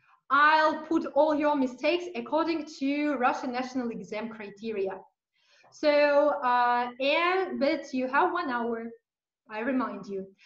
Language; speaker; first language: English; non-native, fluent; Russian